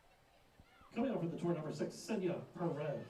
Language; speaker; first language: English; native; English